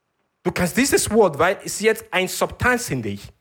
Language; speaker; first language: German; non-native, learner; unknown